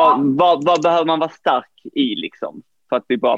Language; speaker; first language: Swedish; native; Swedish